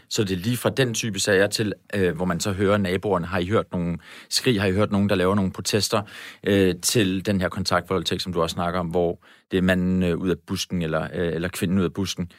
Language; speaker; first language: Danish; native; Danish